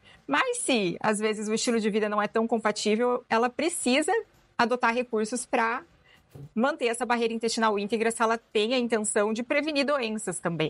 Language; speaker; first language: Portuguese; native; Portuguese